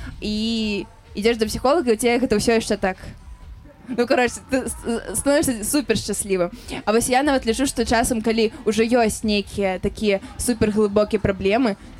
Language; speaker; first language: Belarusian; non-native, local second language; Russian